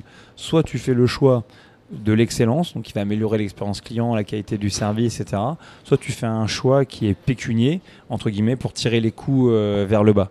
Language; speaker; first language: French; native; French